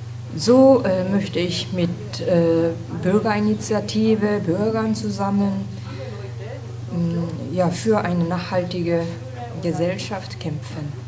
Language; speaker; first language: German; non-native, learner; Japanese